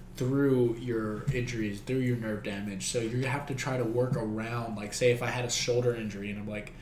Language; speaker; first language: English; native; English